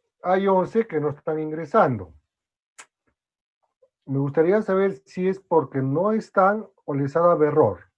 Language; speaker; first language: Spanish; native; Spanish